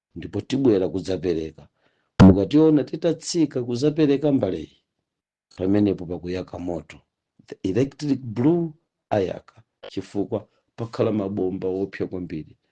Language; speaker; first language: Nyanja; native; Nyanja